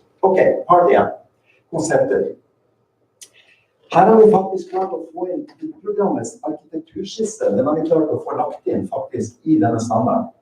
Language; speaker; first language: Norwegian; native; Norwegian